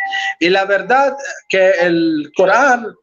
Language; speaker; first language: Spanish; non-native, local second language; Arabic